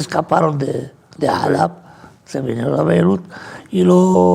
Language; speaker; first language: Spanish; non-native, fluent; Arabic